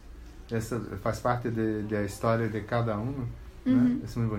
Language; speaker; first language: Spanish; non-native, learner; Portuguese